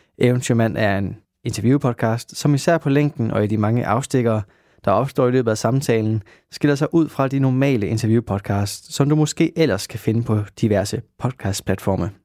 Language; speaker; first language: Danish; native; Danish